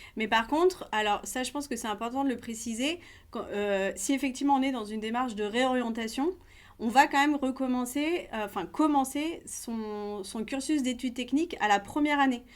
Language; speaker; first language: French; native; French